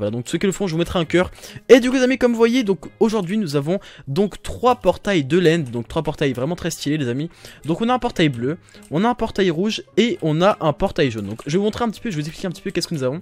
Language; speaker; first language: French; native; French